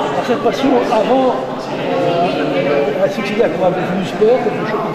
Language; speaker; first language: French; native; French